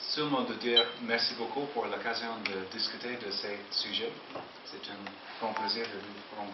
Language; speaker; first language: French; non-native, fluent; English